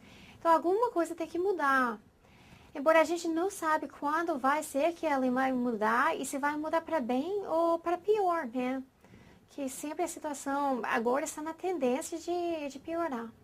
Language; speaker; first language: Portuguese; non-native, fluent; English